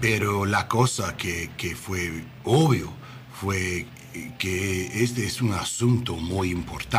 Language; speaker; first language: Spanish; non-native, learner; English